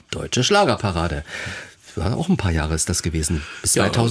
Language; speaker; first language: German; native; German